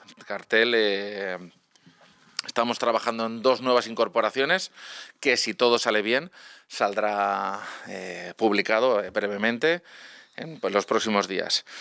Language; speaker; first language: Spanish; non-native, local second language; Catalan